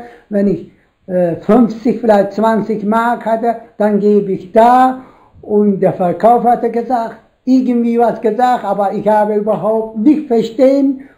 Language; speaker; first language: German; non-native, learner; Turkish